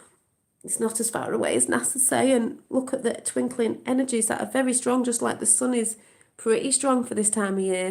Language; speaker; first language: English; native; English